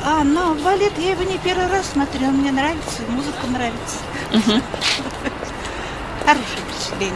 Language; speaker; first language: Russian; native; Russian